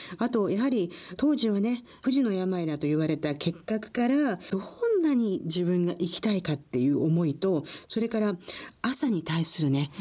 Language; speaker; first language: Japanese; native; Japanese